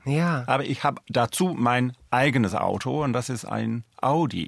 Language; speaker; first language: German; non-native, fluent; English